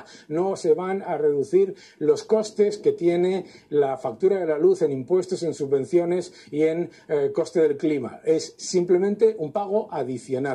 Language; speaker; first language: Spanish; native; Spanish